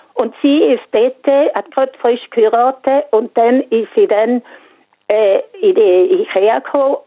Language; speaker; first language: German; non-native, fluent; Swedish